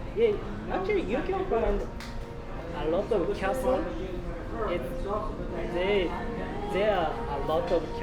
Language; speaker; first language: English; non-native, learner; Japanese